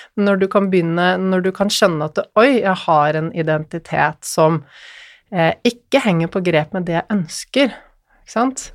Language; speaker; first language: Norwegian; native; Norwegian